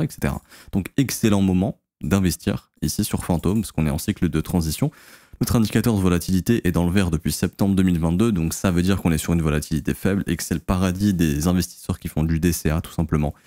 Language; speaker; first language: French; native; French